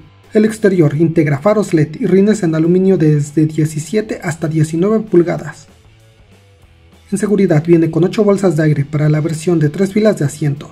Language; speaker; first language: Spanish; native; Spanish